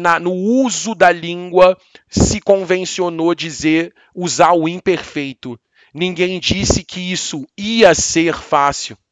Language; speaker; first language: Portuguese; native; Portuguese